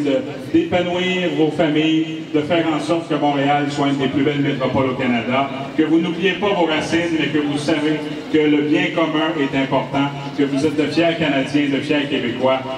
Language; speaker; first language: French; native; French